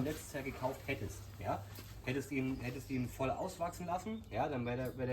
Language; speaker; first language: German; native; German